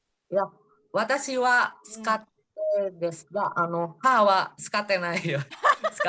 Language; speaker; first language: Japanese; non-native, learner; Indonesian